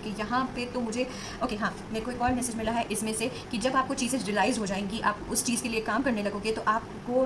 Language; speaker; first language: Hindi; native; Hindi